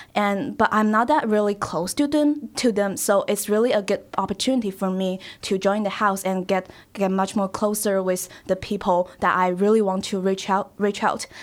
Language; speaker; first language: English; non-native, fluent; Chinese